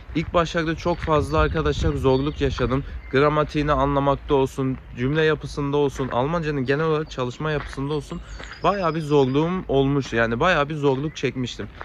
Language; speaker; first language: Turkish; native; Turkish